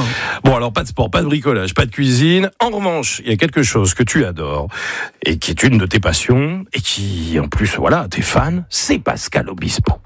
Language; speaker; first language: French; native; French